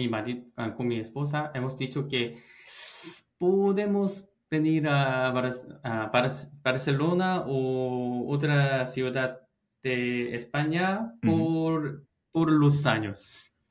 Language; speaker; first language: Spanish; non-native, learner; Korean